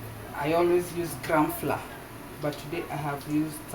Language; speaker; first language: English; non-native, local second language; Swahili